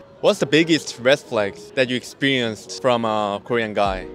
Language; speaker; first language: English; non-native, fluent; Korean